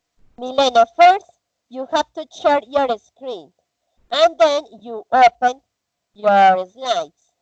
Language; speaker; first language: English; non-native, learner; Spanish